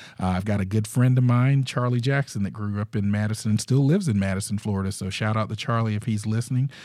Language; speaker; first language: English; native; English